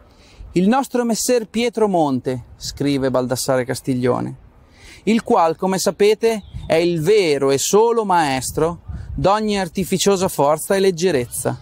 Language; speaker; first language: Italian; native; Italian